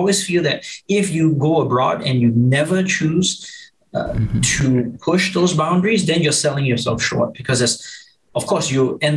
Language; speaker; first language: English; native; English